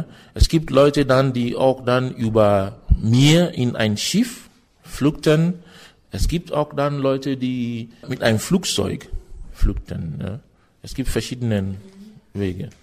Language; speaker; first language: German; non-native, fluent; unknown